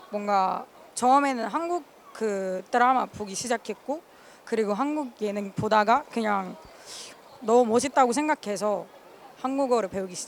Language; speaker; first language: Korean; non-native, fluent; English